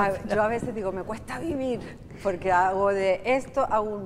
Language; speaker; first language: Spanish; native; Spanish